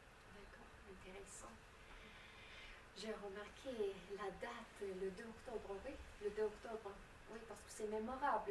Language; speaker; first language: French; non-native, fluent; Romanian